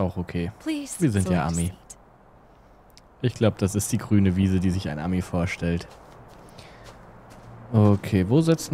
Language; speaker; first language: German; native; German